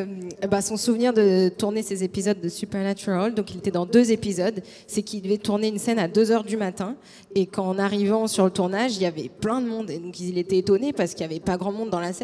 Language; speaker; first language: French; native; French